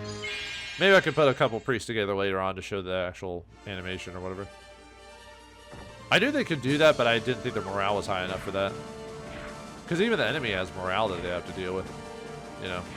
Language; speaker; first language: English; native; English